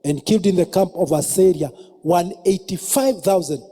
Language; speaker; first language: English; non-native, local second language; Swahili